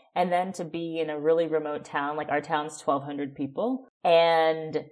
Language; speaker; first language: English; native; English